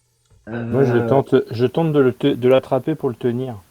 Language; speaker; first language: French; native; French